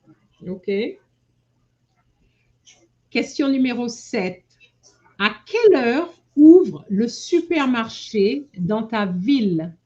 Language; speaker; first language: French; non-native, fluent; English